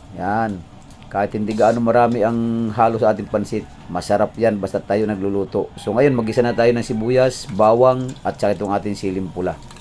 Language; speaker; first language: Filipino; non-native, local second language; Cebuano